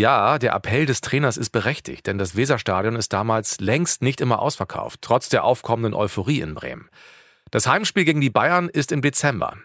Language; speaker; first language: German; native; German